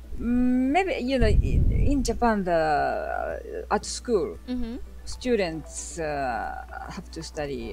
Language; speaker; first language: English; non-native, learner; Japanese